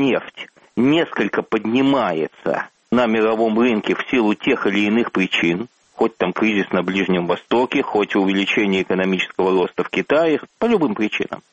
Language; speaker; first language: Russian; native; Russian